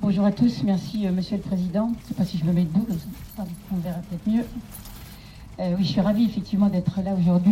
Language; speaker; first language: French; native; French